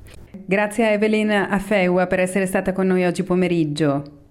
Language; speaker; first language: Italian; native; Italian